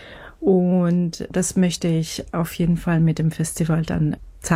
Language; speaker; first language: German; non-native, fluent; Persian